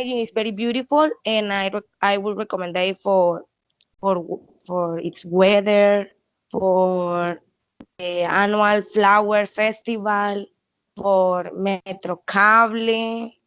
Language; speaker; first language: English; non-native, learner; Spanish